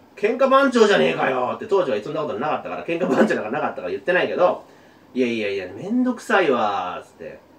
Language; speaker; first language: Japanese; native; Japanese